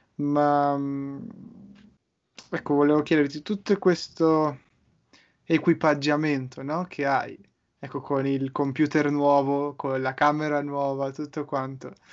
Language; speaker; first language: Italian; native; Italian